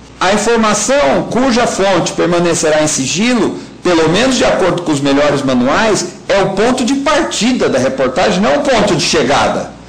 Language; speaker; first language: Portuguese; native; Portuguese